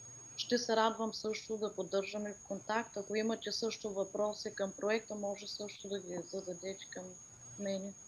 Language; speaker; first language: Bulgarian; early bilingual, heritage; Danish